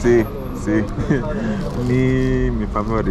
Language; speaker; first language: Spanish; non-native, learner; English